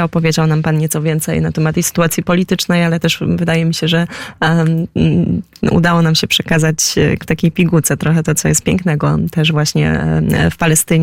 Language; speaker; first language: Polish; native; Polish